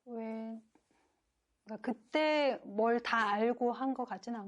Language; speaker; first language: Korean; native; Korean